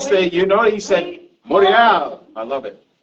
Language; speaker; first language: English; native; English